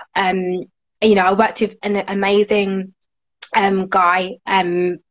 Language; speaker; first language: English; native; English